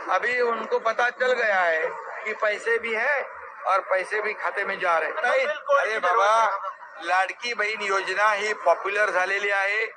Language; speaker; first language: Hindi; non-native, local second language; Marathi